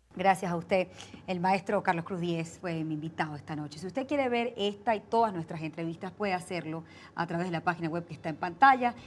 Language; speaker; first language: Spanish; native; Spanish